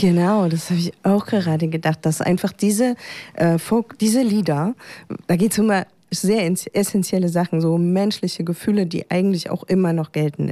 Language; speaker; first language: German; native; German